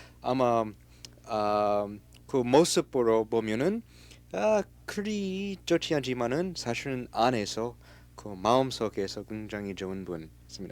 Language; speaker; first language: Korean; non-native, fluent; English